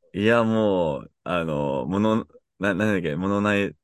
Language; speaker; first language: Japanese; non-native, fluent; English